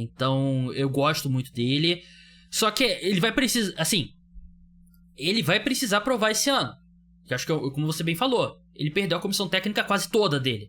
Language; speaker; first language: Portuguese; native; Portuguese